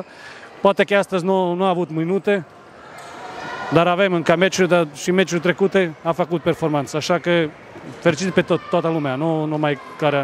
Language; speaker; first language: Romanian; non-native, fluent; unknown